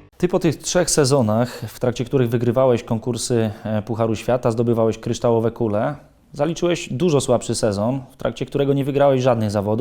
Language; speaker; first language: Polish; native; Polish